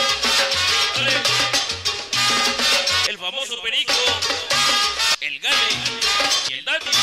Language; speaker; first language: Spanish; native; Spanish